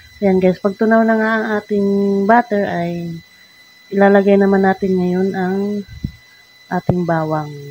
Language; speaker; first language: Filipino; non-native, local second language; Cebuano